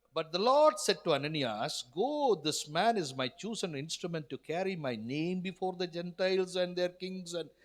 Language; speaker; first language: English; non-native, local second language; Malayalam